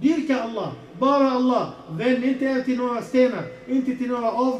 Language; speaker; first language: Swedish; non-native, fluent; Arabic